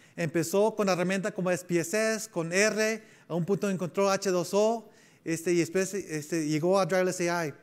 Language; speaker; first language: Spanish; early bilingual, heritage; Spanish